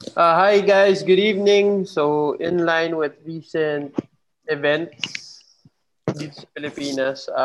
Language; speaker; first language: English; non-native, local second language; Filipino